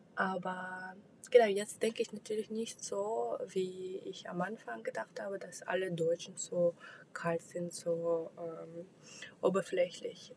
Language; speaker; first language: German; non-native, fluent; Russian